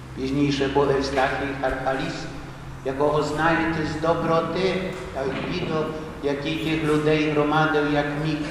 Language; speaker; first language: Ukrainian; early bilingual, heritage; Ukrainian